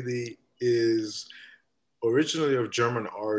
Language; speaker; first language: English; non-native, local second language; Igbo